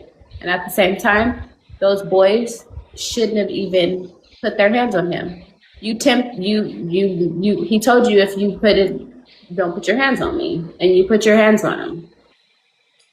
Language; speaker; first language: English; native; English